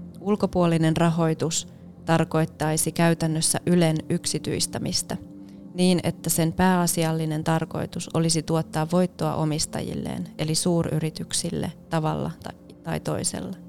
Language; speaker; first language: Finnish; native; Finnish